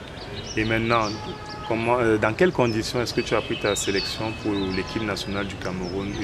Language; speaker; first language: French; native; French